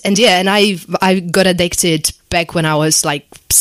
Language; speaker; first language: English; non-native, fluent; Polish